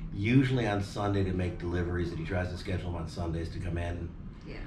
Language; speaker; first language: English; native; English